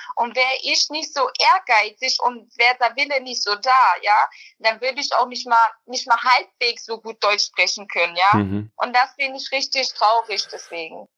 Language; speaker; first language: German; early bilingual, other home language; Bosnian